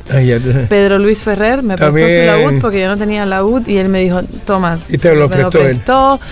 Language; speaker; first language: Spanish; native; Spanish